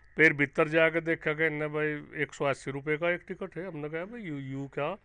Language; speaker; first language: Hindi; native; Hindi